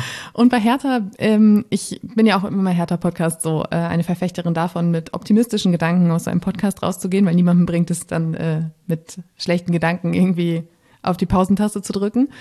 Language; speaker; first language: German; native; German